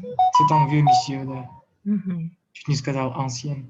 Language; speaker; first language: French; non-native, learner; Russian